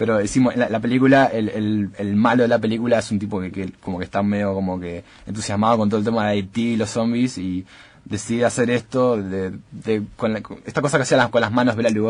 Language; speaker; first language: Spanish; native; Spanish